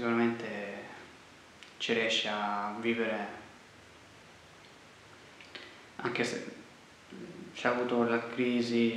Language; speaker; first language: Italian; non-native, fluent; Arabic